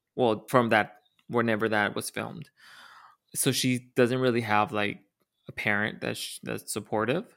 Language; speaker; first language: English; early bilingual, other home language; Spanish